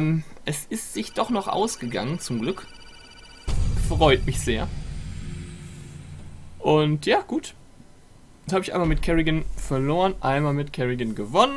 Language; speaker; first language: German; native; German